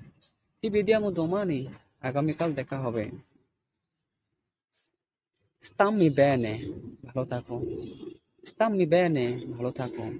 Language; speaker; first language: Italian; non-native, fluent; Bangla